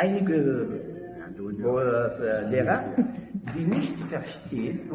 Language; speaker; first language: German; non-native, learner; French